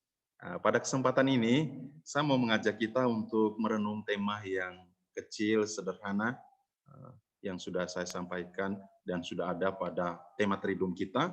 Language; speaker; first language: Indonesian; native; Indonesian